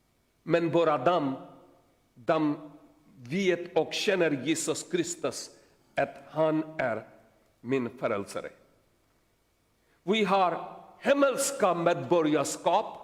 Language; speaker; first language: Swedish; non-native, learner; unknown